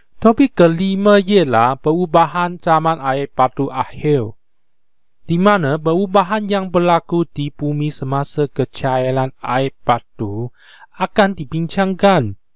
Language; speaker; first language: Malay; non-native, local second language; Chinese